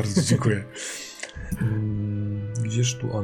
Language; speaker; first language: Polish; native; Polish